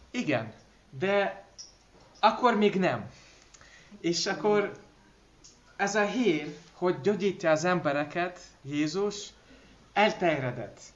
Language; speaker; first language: Hungarian; non-native, learner; Russian